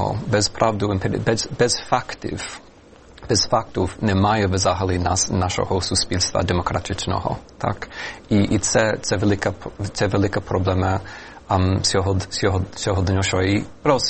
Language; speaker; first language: Ukrainian; non-native, fluent; English